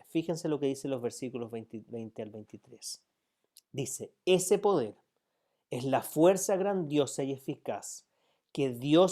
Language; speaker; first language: Spanish; native; Spanish